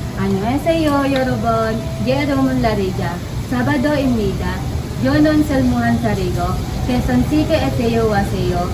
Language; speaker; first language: Korean; non-native, learner; Filipino